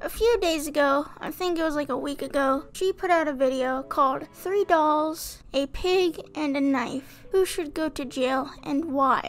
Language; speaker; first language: English; native; English